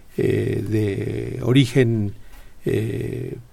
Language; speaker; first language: Spanish; native; Spanish